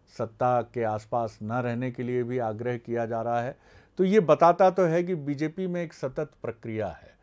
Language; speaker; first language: Hindi; native; Hindi